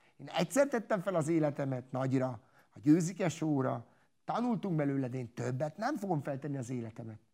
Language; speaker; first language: Hungarian; non-native, local second language; Romany